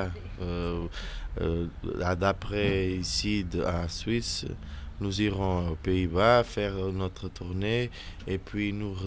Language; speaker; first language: French; non-native, learner; Portuguese